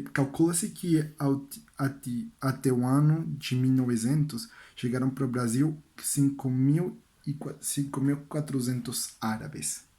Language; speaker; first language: Portuguese; non-native, learner; Spanish